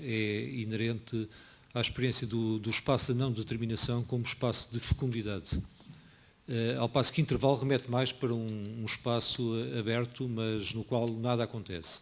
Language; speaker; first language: Portuguese; native; Portuguese